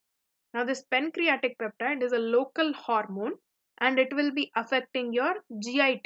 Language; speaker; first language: English; non-native, local second language; Hindi